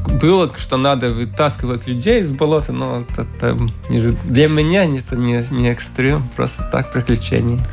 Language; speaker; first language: Russian; non-native, local second language; Latvian